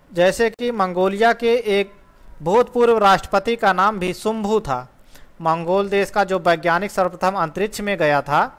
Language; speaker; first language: Hindi; native; Hindi